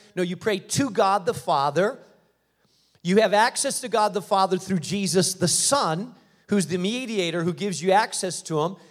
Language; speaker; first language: English; early bilingual, other home language; Spanish